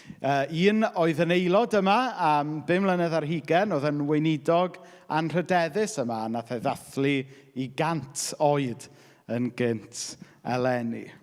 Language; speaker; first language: Welsh; native; Welsh